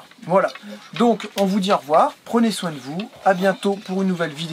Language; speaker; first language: French; native; French